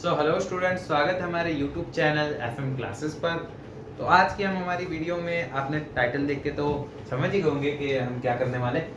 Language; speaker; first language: Hindi; non-native, local second language; Gujarati